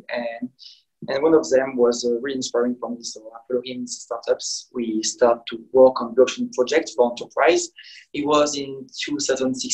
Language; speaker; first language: English; non-native, fluent; French